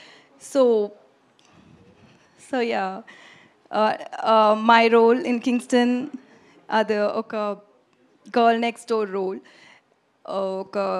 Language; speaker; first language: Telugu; non-native, learner; Tamil